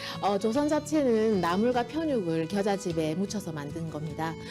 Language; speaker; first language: Korean; native; Korean